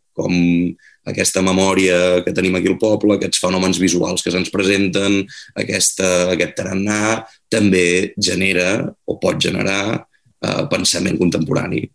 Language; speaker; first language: Catalan; native; Catalan